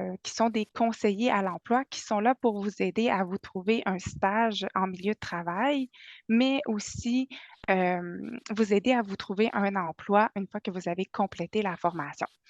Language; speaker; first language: French; native; French